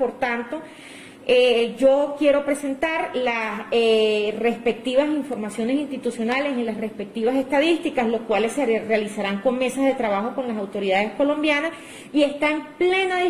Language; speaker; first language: Spanish; native; Spanish